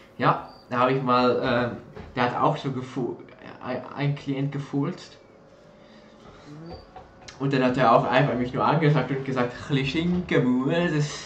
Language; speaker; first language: German; native; German